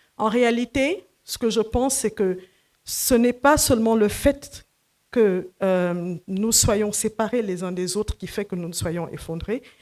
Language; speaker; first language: French; non-native, local second language; Fula